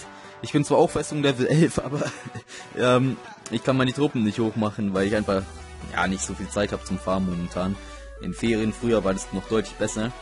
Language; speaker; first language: German; native; German